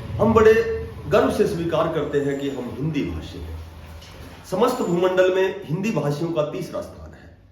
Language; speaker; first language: Hindi; native; Hindi